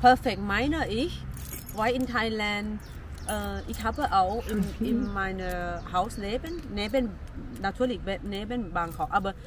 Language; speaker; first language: German; non-native, learner; Thai